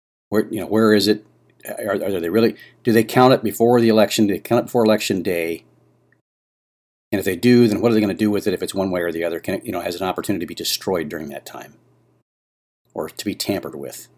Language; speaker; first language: English; native; English